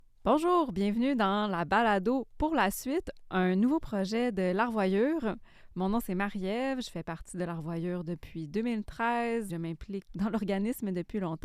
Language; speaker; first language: French; native; French